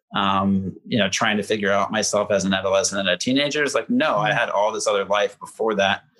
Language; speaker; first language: English; native; English